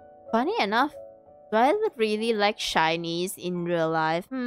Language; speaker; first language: English; non-native, local second language; Chinese